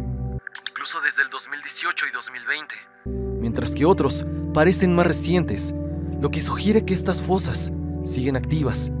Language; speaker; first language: Spanish; native; Spanish